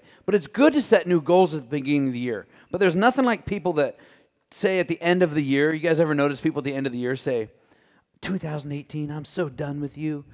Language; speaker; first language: English; native; English